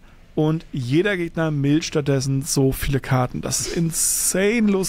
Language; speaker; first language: German; native; German